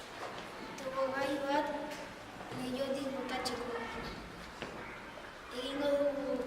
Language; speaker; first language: Basque; non-native, local second language; Spanish